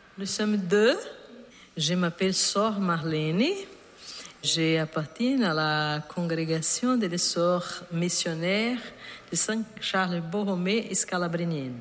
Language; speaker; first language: French; non-native, learner; Portuguese